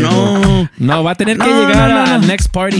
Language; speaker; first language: Spanish; early bilingual, other home language; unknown